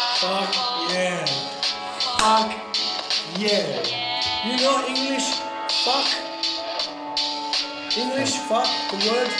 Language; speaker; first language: English; non-native, learner; Russian